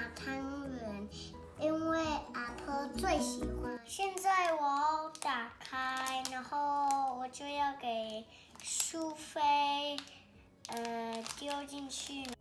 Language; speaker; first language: Chinese; early bilingual, heritage; Chinese